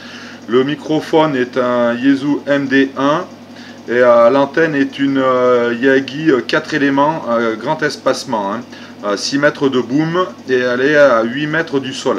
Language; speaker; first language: French; native; French